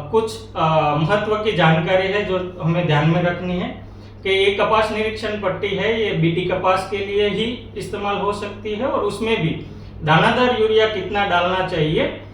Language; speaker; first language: Hindi; non-native, local second language; Marathi